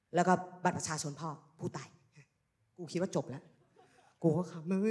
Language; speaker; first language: Thai; native; Thai